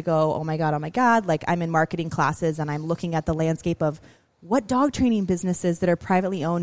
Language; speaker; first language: English; native; English